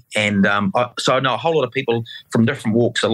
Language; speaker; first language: English; native; English